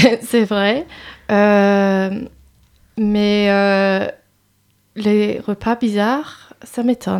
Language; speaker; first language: French; non-native, fluent; English